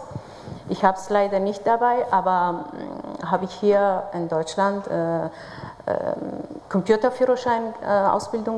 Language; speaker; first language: German; non-native, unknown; Persian